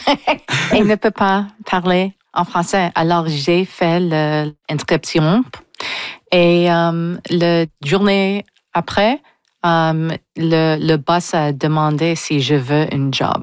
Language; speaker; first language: French; non-native, fluent; English